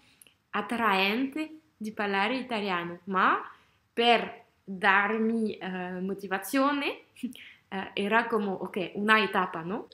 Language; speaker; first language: Italian; non-native, learner; French